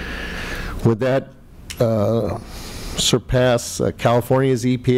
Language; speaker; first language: English; native; English